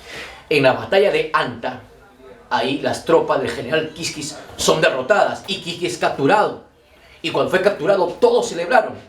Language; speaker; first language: Spanish; native; Spanish